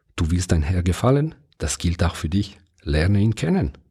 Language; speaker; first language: German; non-native, fluent; Italian